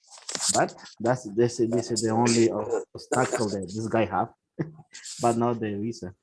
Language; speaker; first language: English; non-native, learner; Spanish